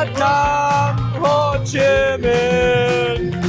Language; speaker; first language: English; non-native, fluent; Lithuanian